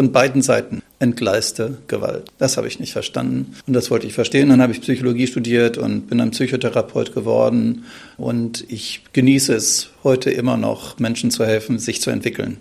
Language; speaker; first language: German; native; German